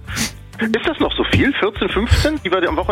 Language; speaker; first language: German; native; German